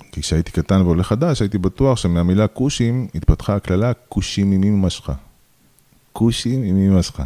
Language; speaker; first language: Hebrew; early bilingual, other home language; Russian